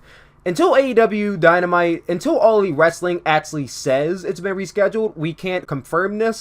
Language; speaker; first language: English; native; English